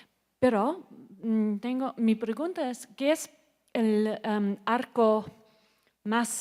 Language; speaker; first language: Spanish; non-native, learner; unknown